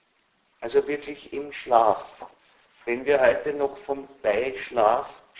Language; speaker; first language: German; native; German